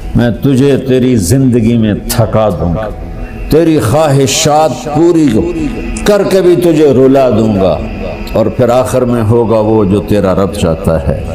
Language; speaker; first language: Urdu; non-native, local second language; Punjabi